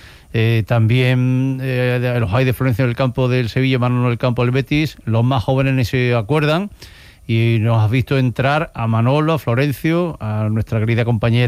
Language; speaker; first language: Spanish; native; Spanish